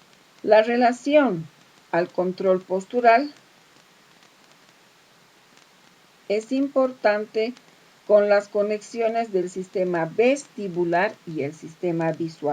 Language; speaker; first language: Spanish; native; Spanish